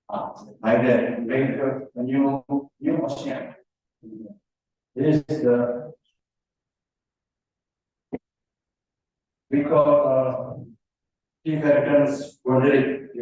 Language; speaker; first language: English; non-native, learner; Indonesian